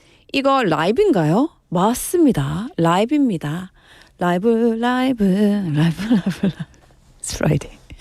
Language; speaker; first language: Korean; non-native, learner; English